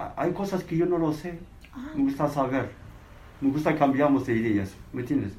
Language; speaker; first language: Spanish; non-native, learner; Arabic